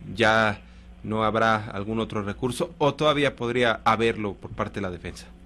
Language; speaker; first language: Spanish; native; Spanish